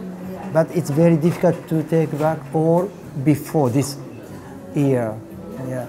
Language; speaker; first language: English; non-native, learner; Japanese